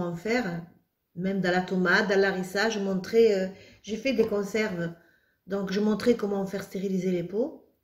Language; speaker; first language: French; non-native, local second language; Arabic